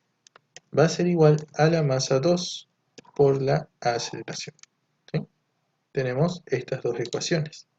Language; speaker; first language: Spanish; native; Spanish